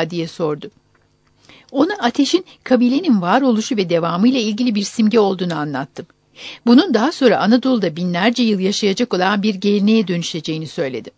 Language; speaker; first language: Turkish; native; Turkish